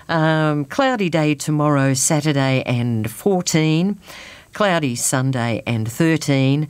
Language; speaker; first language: English; native; English